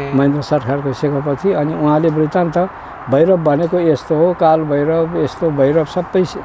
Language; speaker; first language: Nepali; non-native, local second language; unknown